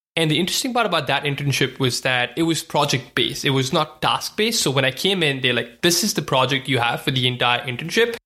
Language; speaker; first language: English; non-native, local second language; Hindi